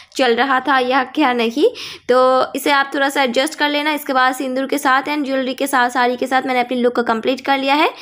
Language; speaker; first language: Hindi; non-native, local second language; Bangla